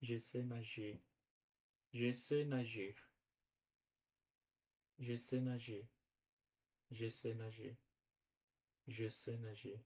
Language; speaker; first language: French; non-native, learner; Portuguese